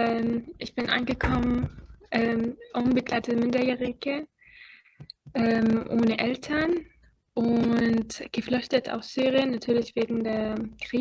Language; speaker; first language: German; non-native, fluent; Arabic